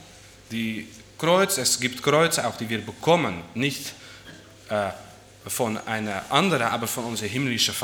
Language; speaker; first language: German; non-native, fluent; Dutch